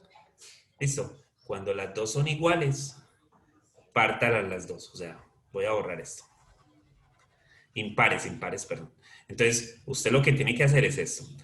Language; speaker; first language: Spanish; native; Spanish